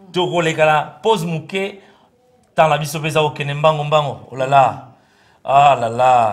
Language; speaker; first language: French; non-native, local second language; Lingala